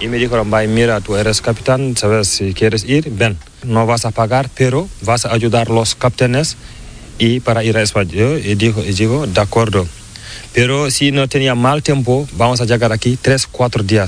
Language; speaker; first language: Spanish; non-native, learner; Fula